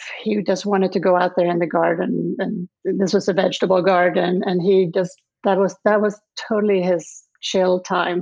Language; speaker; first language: English; non-native, fluent; Swedish